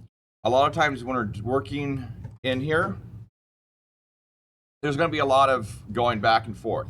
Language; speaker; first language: English; native; English